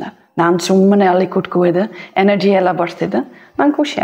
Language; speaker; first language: Kannada; non-native, learner; Dutch